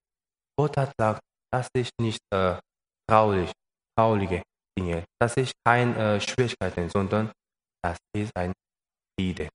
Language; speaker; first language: German; non-native, learner; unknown